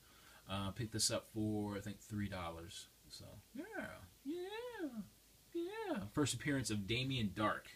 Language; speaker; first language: English; native; English